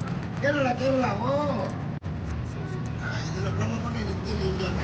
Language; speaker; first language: Tamil; native; Tamil